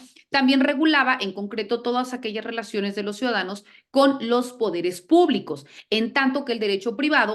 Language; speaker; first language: Spanish; native; Spanish